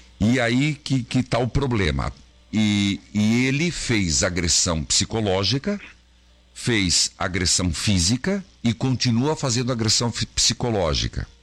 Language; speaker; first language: Portuguese; native; Portuguese